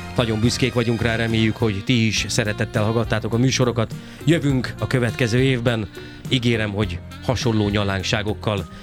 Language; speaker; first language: Hungarian; native; Hungarian